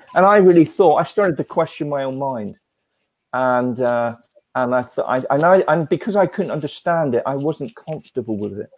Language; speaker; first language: English; native; English